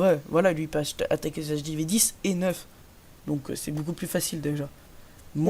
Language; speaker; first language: French; native; French